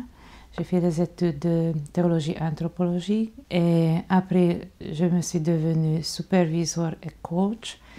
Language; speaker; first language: French; non-native, fluent; Hungarian